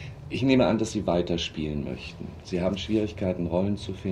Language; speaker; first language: German; native; German